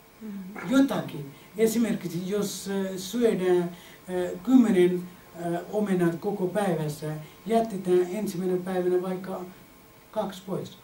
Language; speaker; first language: Finnish; non-native, fluent; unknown